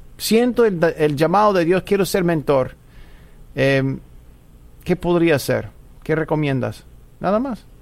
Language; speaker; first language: Spanish; non-native, fluent; English